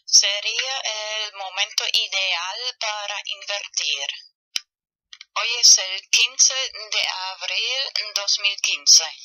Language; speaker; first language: Spanish; non-native, learner; German